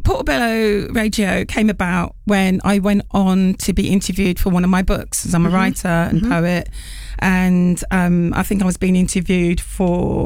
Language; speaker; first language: English; native; English